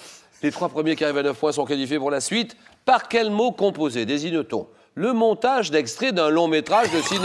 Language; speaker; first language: French; native; French